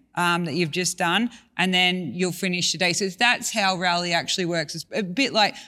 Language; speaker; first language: English; native; English